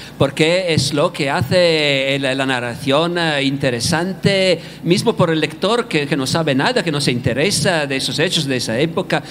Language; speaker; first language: Spanish; non-native, fluent; Italian